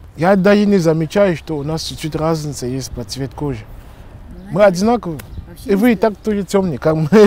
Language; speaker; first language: Russian; non-native, fluent; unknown